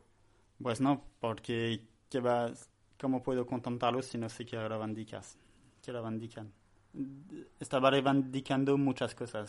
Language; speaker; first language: Spanish; non-native, learner; French